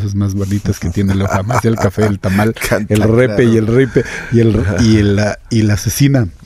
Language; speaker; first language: Spanish; native; Spanish